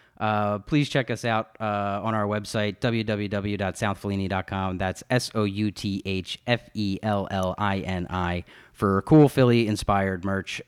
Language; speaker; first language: English; native; English